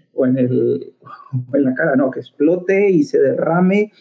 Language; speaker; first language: Spanish; native; Spanish